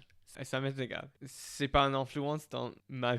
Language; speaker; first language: French; non-native, fluent; English